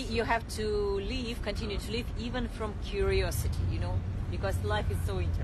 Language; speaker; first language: English; non-native, learner; Russian